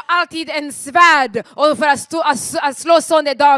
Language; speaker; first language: Swedish; non-native, fluent; Rundi